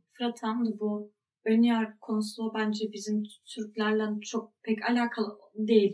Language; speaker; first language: Turkish; early bilingual, heritage; Turkish